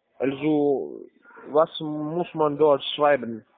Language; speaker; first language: German; non-native, learner; Russian